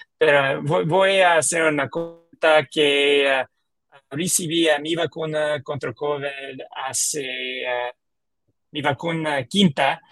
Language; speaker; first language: Spanish; non-native, learner; English